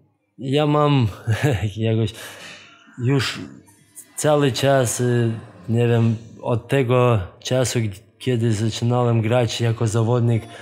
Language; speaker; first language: Polish; non-native, fluent; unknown